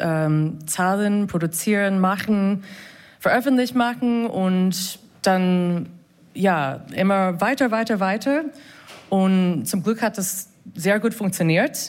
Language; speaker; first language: German; non-native, fluent; English